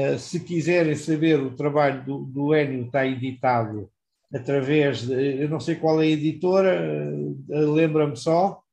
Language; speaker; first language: Portuguese; native; Portuguese